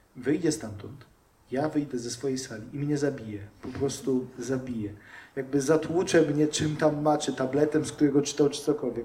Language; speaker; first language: Polish; native; Polish